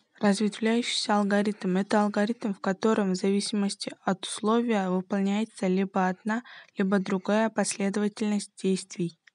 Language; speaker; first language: Russian; non-native, local second language; Kyrgyz